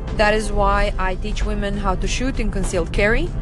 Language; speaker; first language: English; non-native, fluent; Serbian